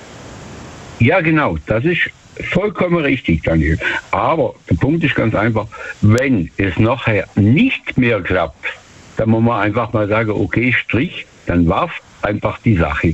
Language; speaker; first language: German; native; German